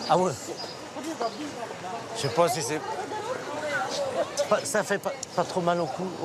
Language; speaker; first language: French; native; French